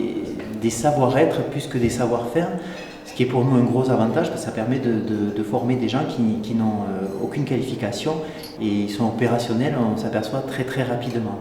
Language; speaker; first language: French; native; French